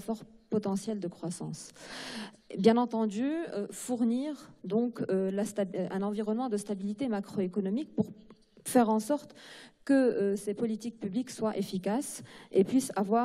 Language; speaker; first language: French; non-native, local second language; Arabic